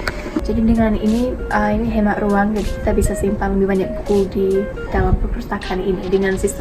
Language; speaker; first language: Indonesian; non-native, fluent; English